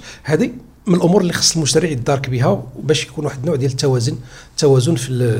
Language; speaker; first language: Arabic; native; Arabic